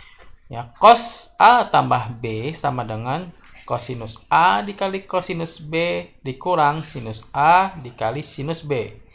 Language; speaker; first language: Indonesian; native; Indonesian